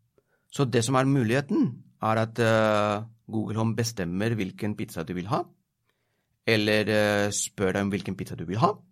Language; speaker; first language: Norwegian; non-native, fluent; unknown